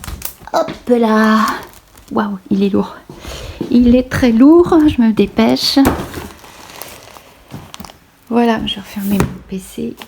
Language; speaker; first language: French; native; French